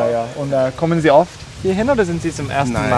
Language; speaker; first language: German; non-native, learner; English